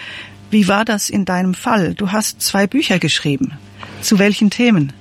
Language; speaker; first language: German; non-native, learner; Persian